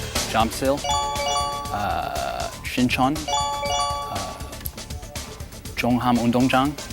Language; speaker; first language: Korean; non-native, learner; English